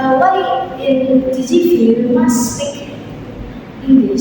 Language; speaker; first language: English; non-native, learner; Indonesian